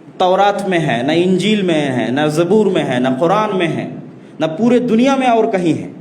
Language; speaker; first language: Urdu; non-native, fluent; Bangla